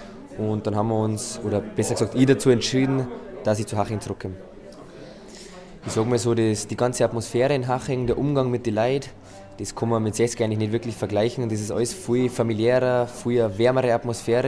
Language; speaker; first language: German; native; German